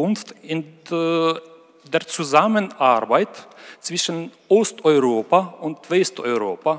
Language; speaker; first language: German; non-native, fluent; Ukrainian